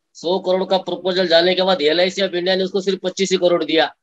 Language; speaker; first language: Hindi; non-native, local second language; Marathi